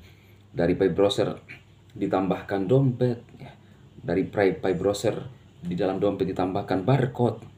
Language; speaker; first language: Indonesian; native; Indonesian